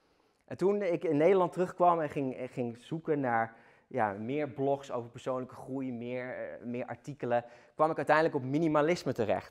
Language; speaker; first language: Dutch; native; Dutch